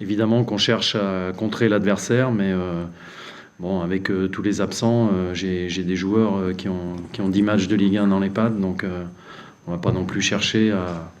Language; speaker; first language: French; native; French